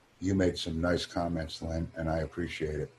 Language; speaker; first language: English; native; English